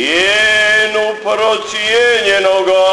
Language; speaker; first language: Croatian; native; Croatian